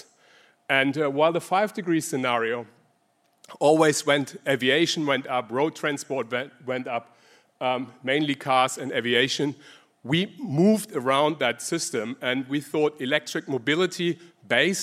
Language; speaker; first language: English; non-native, fluent; German